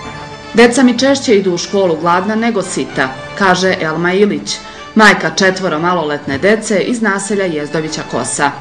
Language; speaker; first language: Serbian; native; Serbian